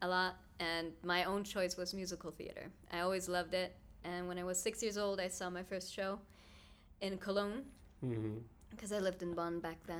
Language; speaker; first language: English; non-native, fluent; German